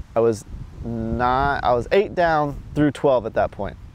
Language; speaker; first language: English; native; English